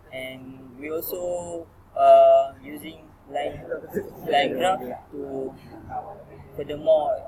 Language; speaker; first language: English; non-native, learner; Malay